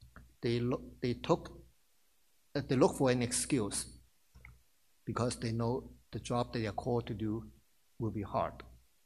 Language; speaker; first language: English; non-native, local second language; Cantonese